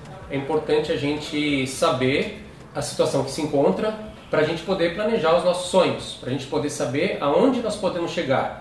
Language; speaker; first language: Portuguese; native; Portuguese